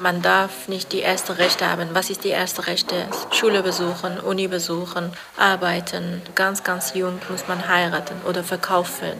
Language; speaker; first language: German; non-native, fluent; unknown